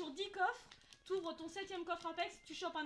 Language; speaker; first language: French; native; French